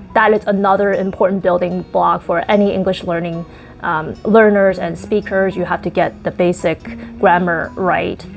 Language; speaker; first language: English; early bilingual, other home language; Chinese